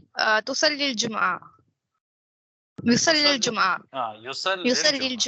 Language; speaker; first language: Arabic; non-native, learner; Tamil